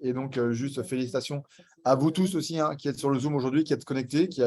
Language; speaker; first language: French; native; French